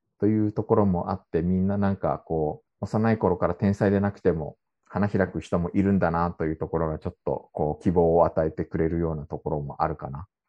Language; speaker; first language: Japanese; native; Japanese